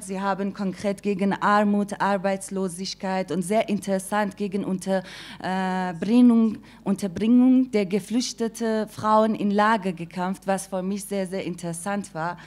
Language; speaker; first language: German; non-native, fluent; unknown